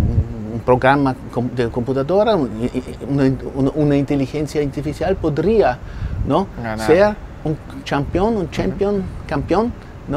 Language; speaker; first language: Spanish; non-native, fluent; German